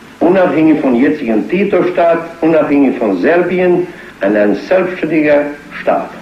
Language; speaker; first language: German; non-native, fluent; Croatian